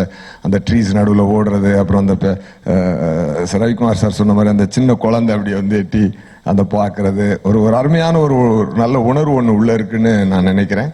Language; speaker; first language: Tamil; native; Tamil